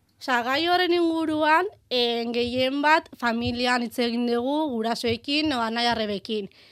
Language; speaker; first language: Basque; early bilingual, heritage; Basque